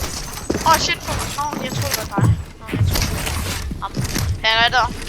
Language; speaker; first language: Danish; native; Danish